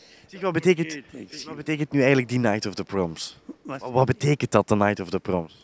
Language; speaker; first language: Dutch; native; Dutch